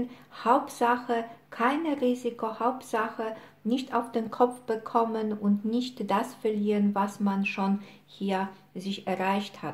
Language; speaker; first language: German; non-native, fluent; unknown